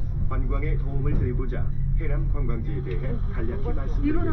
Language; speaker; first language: Korean; native; Korean